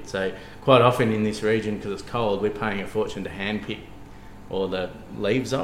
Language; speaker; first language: English; native; English